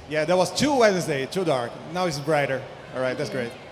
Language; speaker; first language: English; non-native, fluent; Portuguese